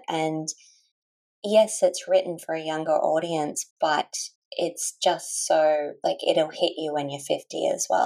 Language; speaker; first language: English; native; English